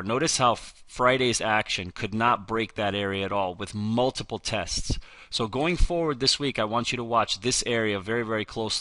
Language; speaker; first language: English; native; English